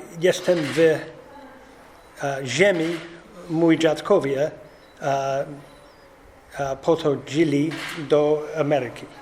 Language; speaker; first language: Polish; non-native, learner; English